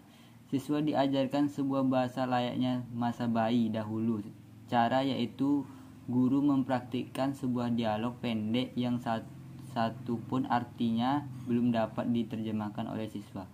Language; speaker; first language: Indonesian; native; Indonesian